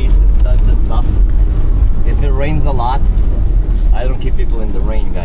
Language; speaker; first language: English; non-native, local second language; Italian